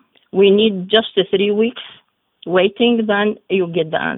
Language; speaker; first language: English; non-native, learner; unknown